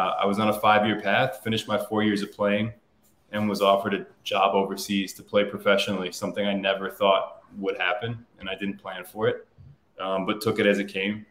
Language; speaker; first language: English; native; English